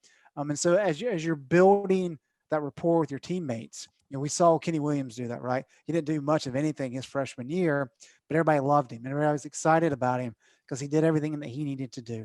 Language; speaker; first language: English; native; English